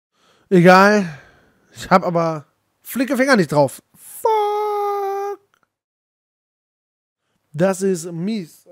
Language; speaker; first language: German; native; German